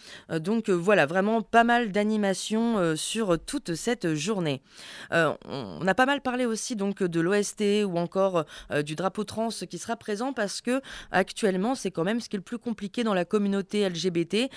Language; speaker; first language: French; native; French